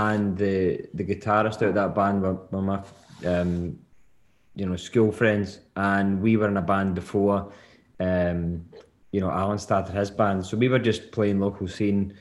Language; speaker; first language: English; native; English